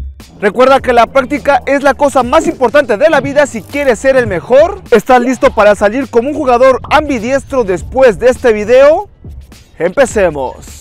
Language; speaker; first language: Spanish; native; Spanish